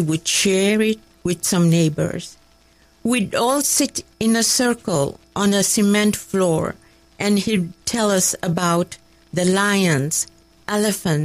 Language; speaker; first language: English; non-native, local second language; Kachhi